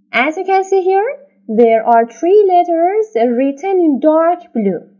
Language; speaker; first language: English; non-native, fluent; Persian